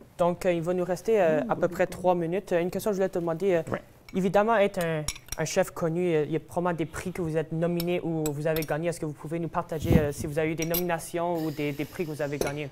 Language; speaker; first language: French; native; French